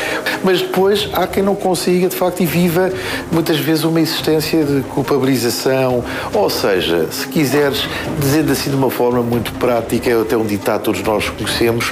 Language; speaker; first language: Portuguese; native; Portuguese